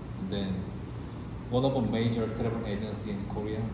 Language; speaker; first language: English; non-native, learner; Korean